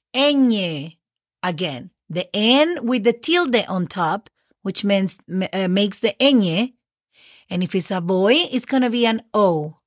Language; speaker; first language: English; non-native, fluent; Spanish